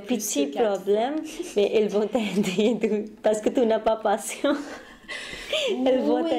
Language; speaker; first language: French; non-native, learner; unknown